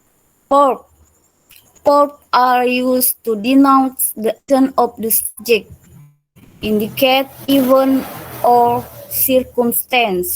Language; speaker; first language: English; non-native, learner; Indonesian